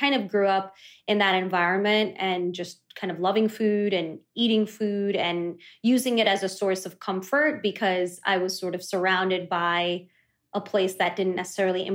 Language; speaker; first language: English; early bilingual, other home language; Kannada